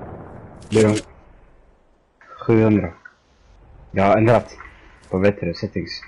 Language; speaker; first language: Swedish; early bilingual, other home language; Turkish